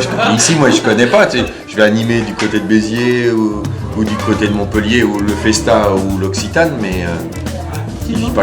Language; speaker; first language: French; native; French